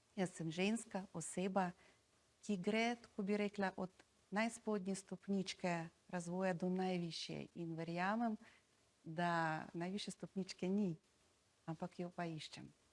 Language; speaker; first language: Slovenian; non-native, fluent; Russian